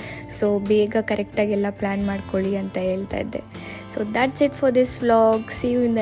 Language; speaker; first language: Kannada; native; Kannada